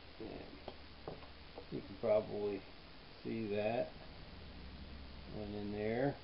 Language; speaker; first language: English; native; English